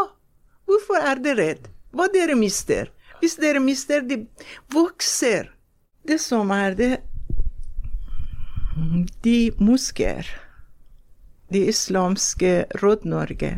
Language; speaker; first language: Norwegian; non-native, fluent; Persian